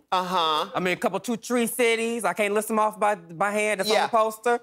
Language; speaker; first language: English; native; English